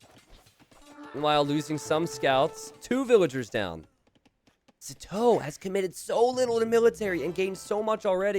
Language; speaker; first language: English; native; English